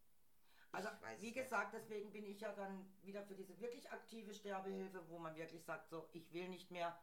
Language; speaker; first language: German; native; German